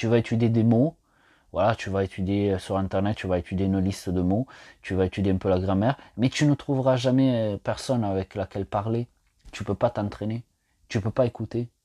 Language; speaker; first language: French; non-native, fluent; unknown